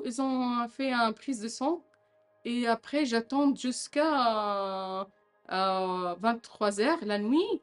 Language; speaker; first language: French; non-native, fluent; Arabic